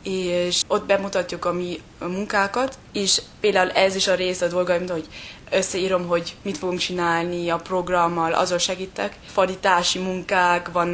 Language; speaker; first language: Hungarian; early bilingual, heritage; German